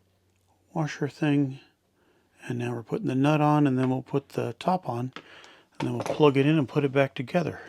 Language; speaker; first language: English; native; English